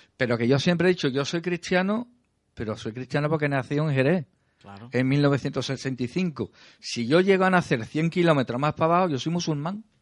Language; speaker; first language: Spanish; native; Spanish